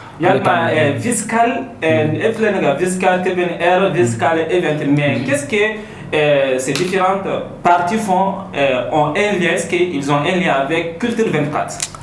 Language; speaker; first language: French; non-native, local second language; Bambara